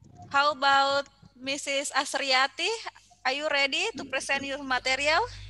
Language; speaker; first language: English; non-native, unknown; Indonesian